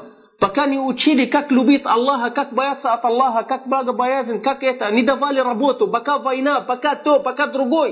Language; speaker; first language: Russian; non-native, fluent; Arabic